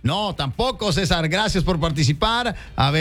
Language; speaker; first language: Spanish; native; Spanish